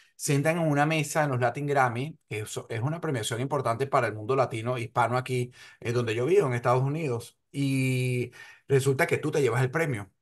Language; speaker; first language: Spanish; native; Spanish